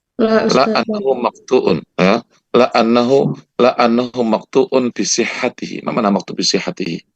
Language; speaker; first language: Arabic; non-native, fluent; Indonesian